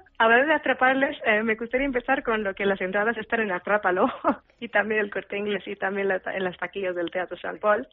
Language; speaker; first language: Spanish; non-native, fluent; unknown